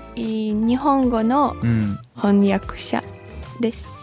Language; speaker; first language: Japanese; non-native, fluent; Ukrainian